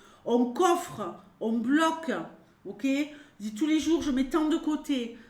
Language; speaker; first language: French; native; French